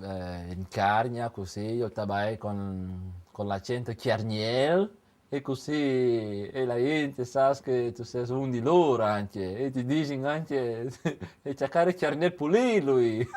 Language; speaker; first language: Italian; non-native, learner; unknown